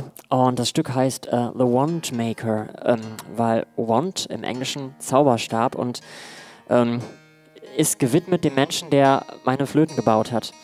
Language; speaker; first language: German; native; German